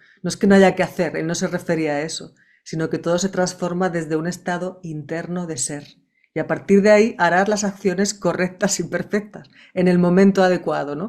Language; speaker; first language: Spanish; native; Spanish